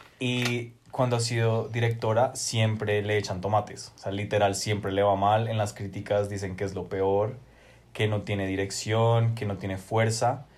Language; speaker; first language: Spanish; native; Spanish